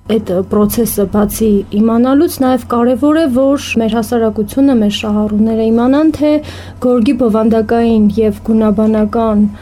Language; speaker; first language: Armenian; native; Armenian